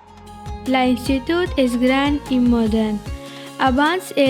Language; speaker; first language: Catalan; non-native, learner; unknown